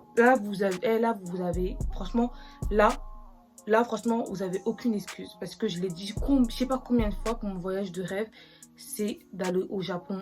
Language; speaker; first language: French; native; French